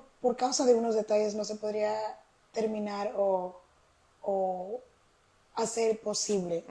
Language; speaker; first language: Spanish; early bilingual, heritage; Spanish